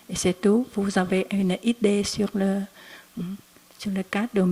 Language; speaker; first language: French; non-native, learner; Vietnamese